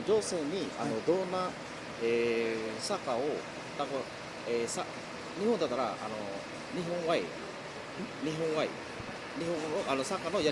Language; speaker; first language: Japanese; non-native, learner; Indonesian